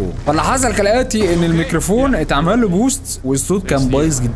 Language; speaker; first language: Arabic; native; Arabic